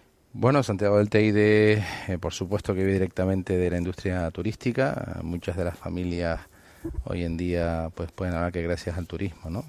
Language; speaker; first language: Spanish; native; Spanish